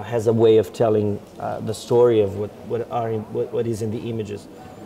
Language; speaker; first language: English; non-native, fluent; Portuguese